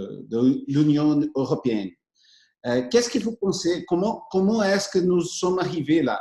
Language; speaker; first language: French; non-native, fluent; Portuguese